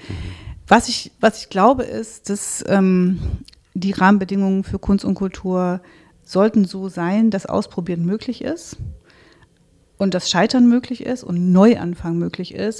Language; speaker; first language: German; native; German